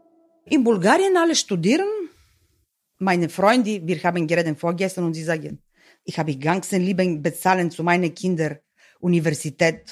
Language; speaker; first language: German; non-native, learner; Bulgarian